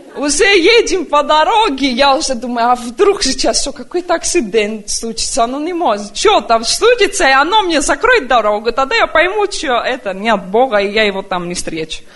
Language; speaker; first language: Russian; early bilingual, heritage; Russian